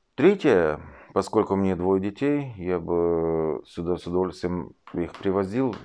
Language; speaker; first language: Russian; non-native, fluent; Arabic